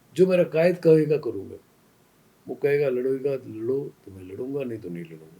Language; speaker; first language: Urdu; non-native, local second language; Sindhi